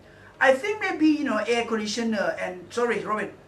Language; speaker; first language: English; non-native, learner; Thai